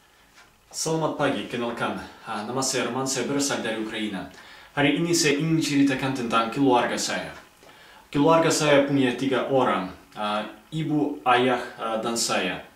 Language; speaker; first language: Indonesian; non-native, learner; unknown